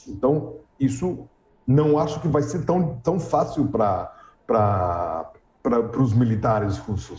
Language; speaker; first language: Portuguese; non-native, fluent; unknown